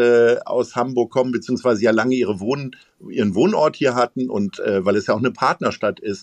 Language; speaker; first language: German; native; German